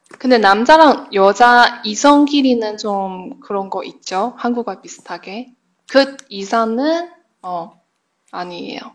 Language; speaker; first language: Korean; non-native, fluent; Chinese